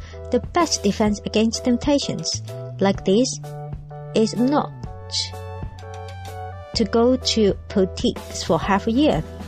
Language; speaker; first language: English; non-native, local second language; Cantonese